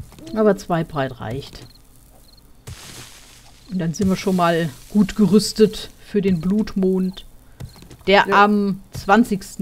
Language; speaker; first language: German; native; German